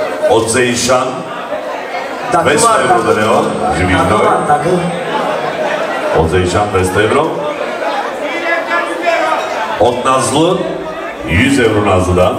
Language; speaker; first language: Bulgarian; non-native, local second language; Turkish